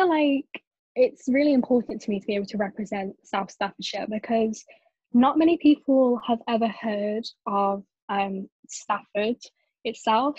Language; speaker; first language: English; native; English